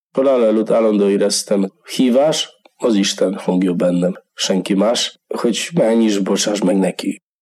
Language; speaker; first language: Hungarian; non-native, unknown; Polish